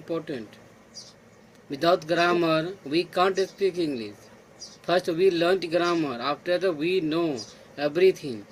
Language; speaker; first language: English; non-native, learner; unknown